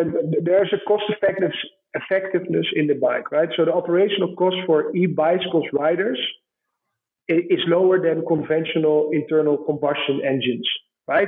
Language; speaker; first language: English; non-native, fluent; Dutch